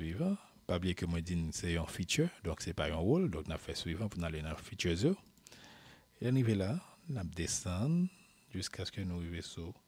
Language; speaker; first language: French; non-native, local second language; Haitian Creole